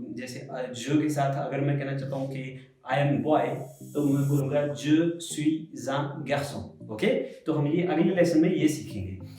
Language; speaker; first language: Hindi; native; Hindi